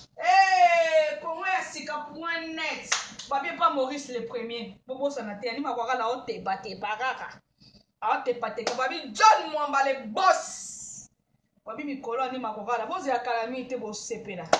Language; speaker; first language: Lingala; native; Lingala